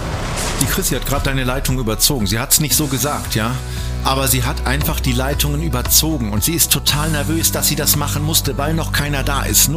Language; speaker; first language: German; native; German